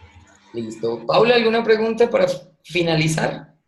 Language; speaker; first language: Spanish; native; Spanish